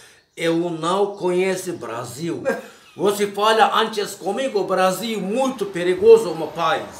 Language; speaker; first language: Portuguese; non-native, learner; Turkish